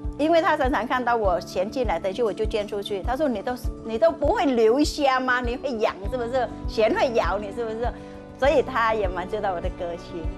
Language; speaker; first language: Chinese; non-native, fluent; Vietnamese